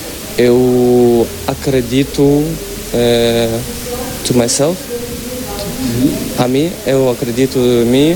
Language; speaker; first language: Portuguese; non-native, learner; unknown